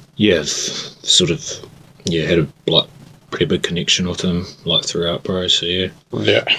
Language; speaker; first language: English; native; English